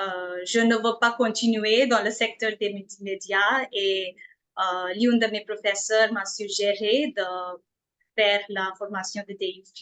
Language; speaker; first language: French; non-native, fluent; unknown